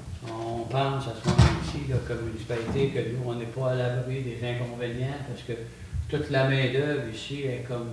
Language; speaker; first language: French; native; French